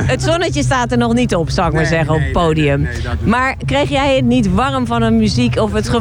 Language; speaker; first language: Dutch; native; Dutch